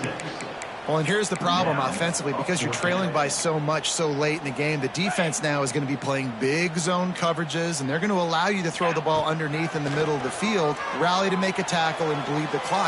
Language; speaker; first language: English; native; English